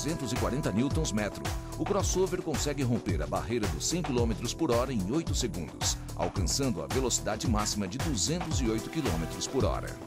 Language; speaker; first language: Portuguese; native; Portuguese